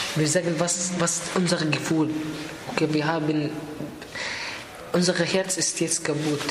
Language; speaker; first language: German; non-native, learner; Arabic